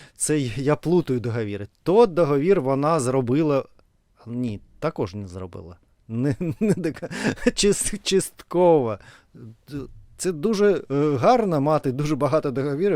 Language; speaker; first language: Ukrainian; non-native, learner; Russian